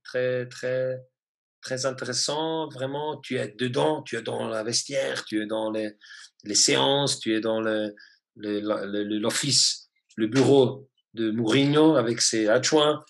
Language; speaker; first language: French; non-native, fluent; German